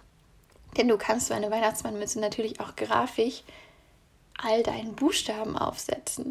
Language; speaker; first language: German; native; German